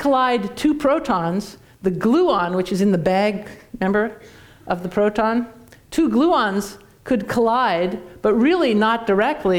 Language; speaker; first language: English; native; English